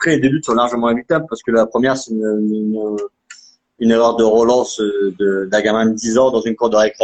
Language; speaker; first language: French; native; French